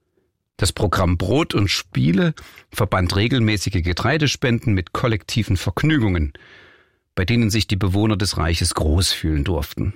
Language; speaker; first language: German; native; German